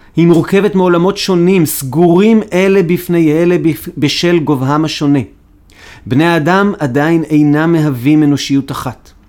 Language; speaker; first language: Hebrew; native; Hebrew